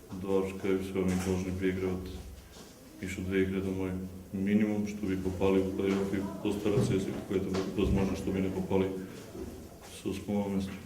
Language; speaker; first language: Russian; non-native, learner; Serbian